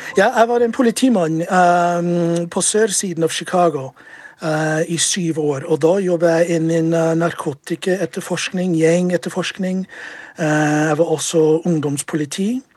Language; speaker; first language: Norwegian; non-native, fluent; English